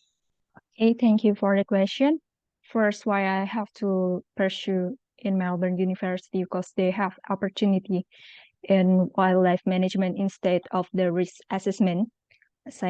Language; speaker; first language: English; non-native, local second language; Indonesian